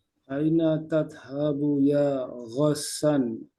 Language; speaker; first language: Arabic; non-native, learner; Indonesian